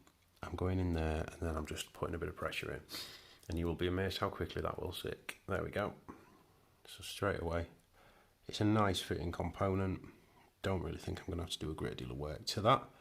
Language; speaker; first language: English; native; English